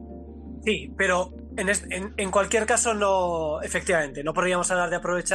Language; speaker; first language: Spanish; native; Spanish